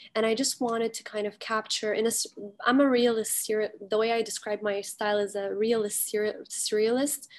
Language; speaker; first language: English; early bilingual, heritage; Arabic